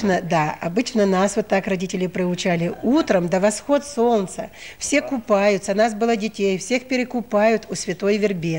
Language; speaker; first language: Russian; native; Russian